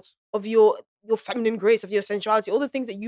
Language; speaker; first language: English; non-native, local second language; Akan